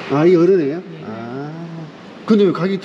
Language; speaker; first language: Korean; native; Korean